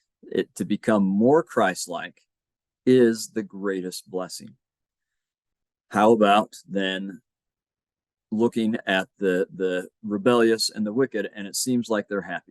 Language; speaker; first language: English; native; English